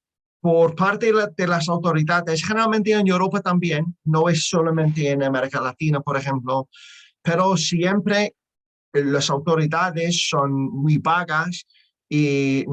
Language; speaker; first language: Spanish; non-native, learner; English